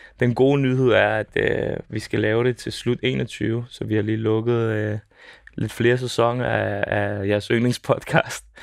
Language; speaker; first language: Danish; early bilingual, other home language; Serbian